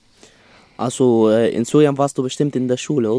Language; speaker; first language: German; non-native, learner; Arabic